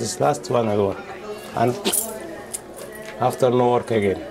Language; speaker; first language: English; non-native, learner; Arabic